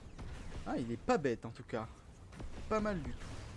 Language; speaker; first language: French; native; French